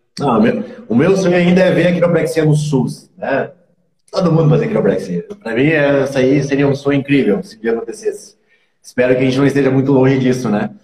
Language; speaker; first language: Portuguese; native; Portuguese